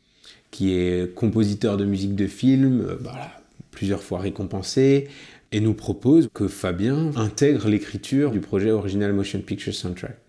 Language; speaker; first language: French; native; French